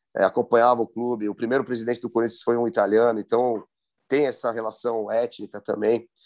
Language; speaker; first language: Portuguese; native; Portuguese